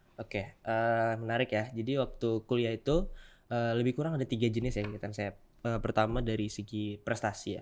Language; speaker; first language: Indonesian; native; Indonesian